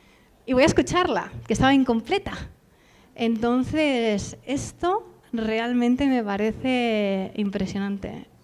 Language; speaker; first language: Spanish; native; Spanish